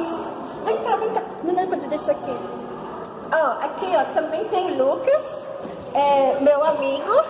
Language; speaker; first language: Portuguese; non-native, learner; Haitian Creole